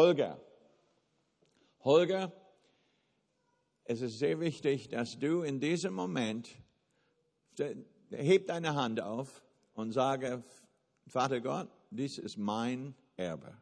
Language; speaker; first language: German; non-native, fluent; English